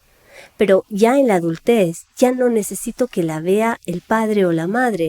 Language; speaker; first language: Spanish; native; Spanish